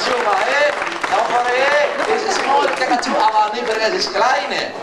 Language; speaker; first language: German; non-native, learner; Spanish